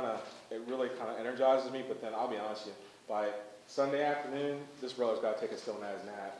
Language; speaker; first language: English; native; English